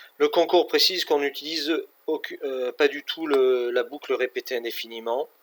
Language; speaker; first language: French; native; French